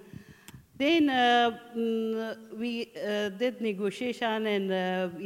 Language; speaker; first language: English; non-native, learner; Persian